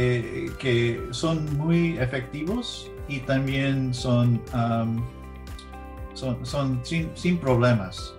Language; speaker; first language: Spanish; early bilingual, heritage; English